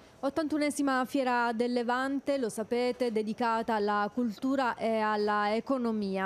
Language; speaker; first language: Italian; native; Italian